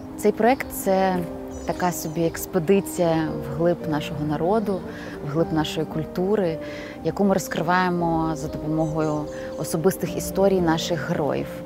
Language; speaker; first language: Ukrainian; non-native, local second language; Russian